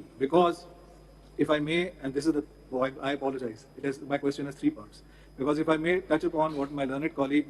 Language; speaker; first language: English; non-native, local second language; Urdu